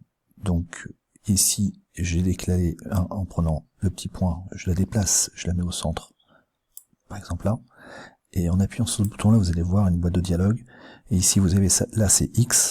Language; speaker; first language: French; native; French